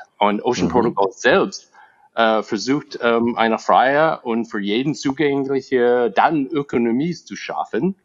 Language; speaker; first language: German; non-native, fluent; English